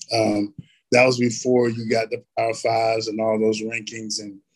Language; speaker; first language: English; native; English